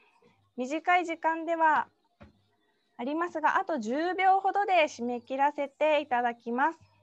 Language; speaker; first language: Japanese; native; Japanese